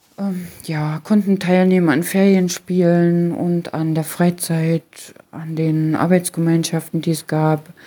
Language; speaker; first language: German; native; German